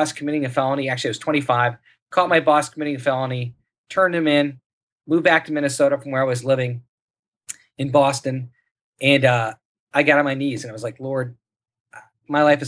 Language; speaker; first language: English; native; English